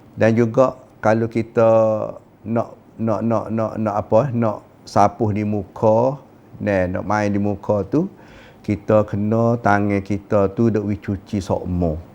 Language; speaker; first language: Malay; native; Malay